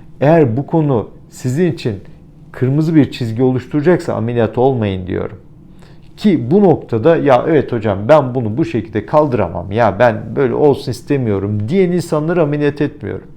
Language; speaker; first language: Turkish; native; Turkish